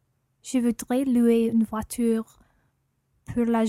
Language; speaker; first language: French; non-native, learner; English